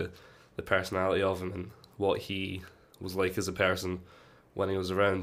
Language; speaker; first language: English; native; English